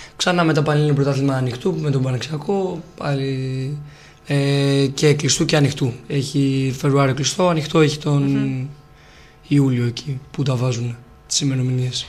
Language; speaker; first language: Greek; native; Greek